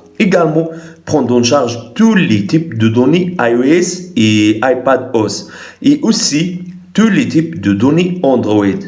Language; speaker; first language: French; non-native, local second language; Arabic